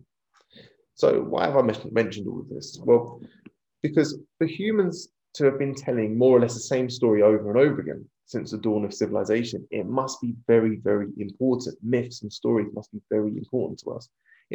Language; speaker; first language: English; native; English